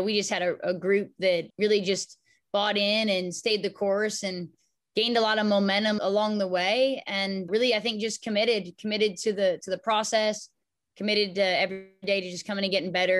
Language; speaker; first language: English; native; English